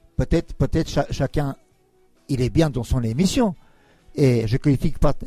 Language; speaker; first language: French; non-native, fluent; Albanian